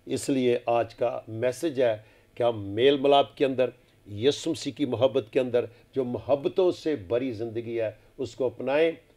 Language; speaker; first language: Urdu; non-native, local second language; Punjabi